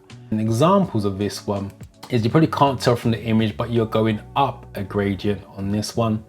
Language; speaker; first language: English; native; English